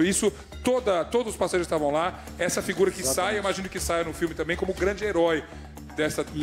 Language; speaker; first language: Portuguese; native; Portuguese